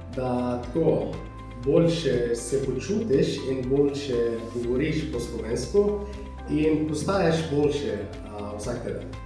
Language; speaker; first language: Slovenian; non-native, learner; Arabic